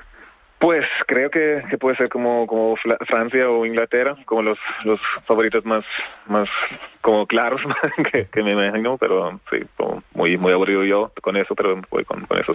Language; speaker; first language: Spanish; non-native, fluent; German